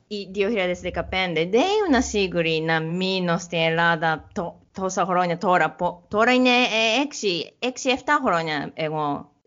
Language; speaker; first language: Greek; non-native, learner; Japanese